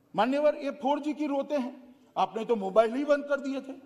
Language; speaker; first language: Hindi; non-native, local second language; Gujarati